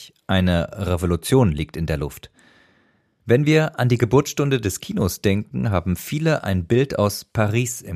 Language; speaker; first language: German; native; German